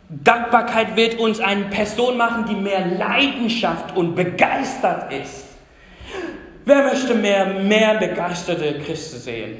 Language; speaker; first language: German; non-native, fluent; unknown